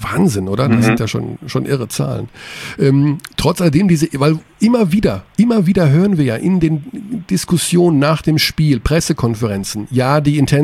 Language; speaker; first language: German; native; German